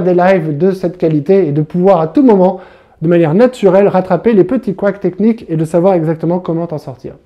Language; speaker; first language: French; native; French